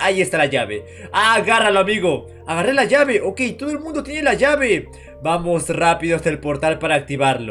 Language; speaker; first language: Spanish; native; Spanish